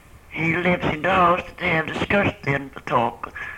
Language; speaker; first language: English; non-native, fluent; Swedish